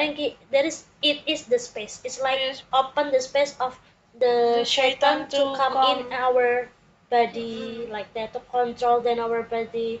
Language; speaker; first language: English; non-native, learner; Indonesian